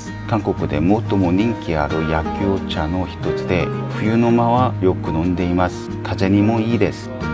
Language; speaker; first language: Japanese; non-native, learner; Korean